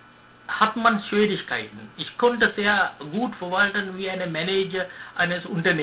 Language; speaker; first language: German; non-native, learner; Sinhala